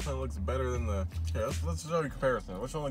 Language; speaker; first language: English; native; English